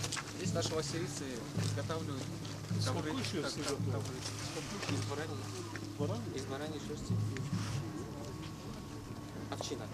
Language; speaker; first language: Russian; non-native, local second language; Kyrgyz